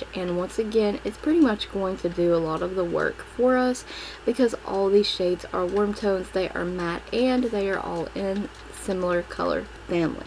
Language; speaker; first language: English; native; English